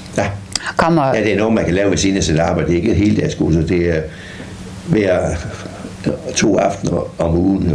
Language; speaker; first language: Danish; native; Danish